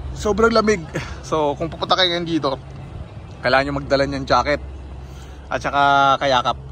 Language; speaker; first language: Filipino; non-native, local second language; Cebuano